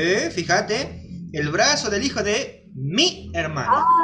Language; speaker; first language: Spanish; native; Spanish